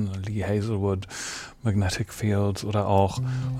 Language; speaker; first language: German; native; German